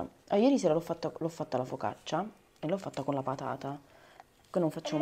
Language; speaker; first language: Italian; native; Italian